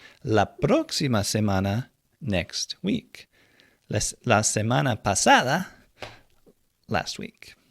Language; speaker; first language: Spanish; non-native, fluent; English